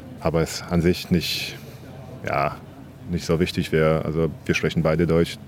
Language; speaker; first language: German; non-native, fluent; Polish